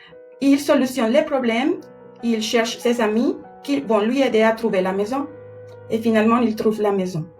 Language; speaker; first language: French; non-native, fluent; Spanish